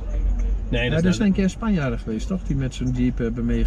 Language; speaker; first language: Dutch; native; Dutch